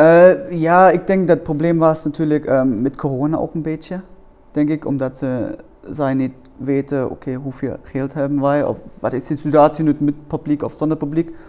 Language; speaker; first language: Dutch; non-native, learner; German